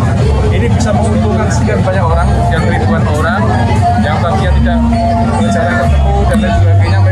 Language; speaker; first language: Indonesian; non-native, local second language; Javanese